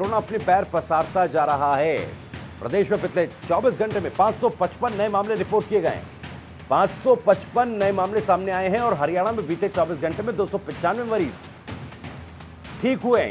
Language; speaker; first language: Hindi; native; Hindi